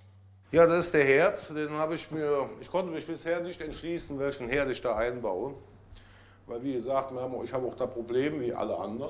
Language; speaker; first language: German; native; German